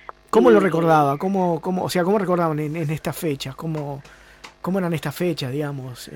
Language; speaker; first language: Spanish; native; Spanish